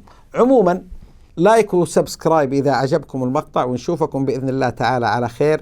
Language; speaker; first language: Arabic; native; Arabic